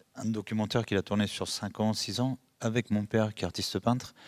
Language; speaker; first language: French; early bilingual, other home language; Spanish